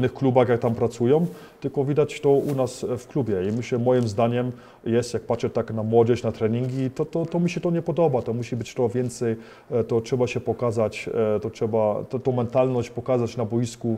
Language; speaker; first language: Polish; early bilingual, heritage; Polish